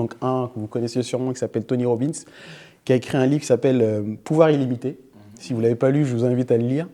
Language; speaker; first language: French; early bilingual, other home language; Fula